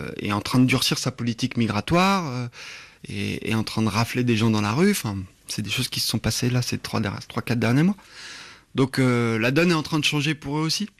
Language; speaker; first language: French; native; French